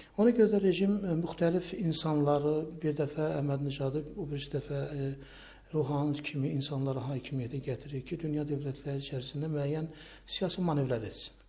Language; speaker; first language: Azerbaijani; native; Azerbaijani